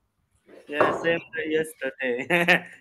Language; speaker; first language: English; non-native, learner; Chinese